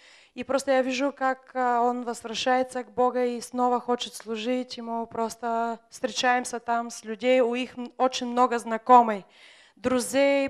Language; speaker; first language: Russian; non-native, fluent; Bulgarian